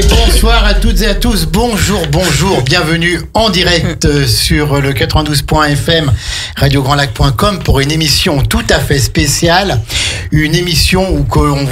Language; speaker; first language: French; native; French